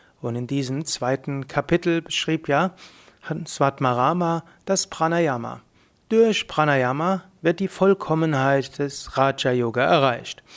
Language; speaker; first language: German; native; German